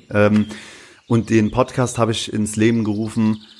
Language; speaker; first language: German; early bilingual, other home language; Turkish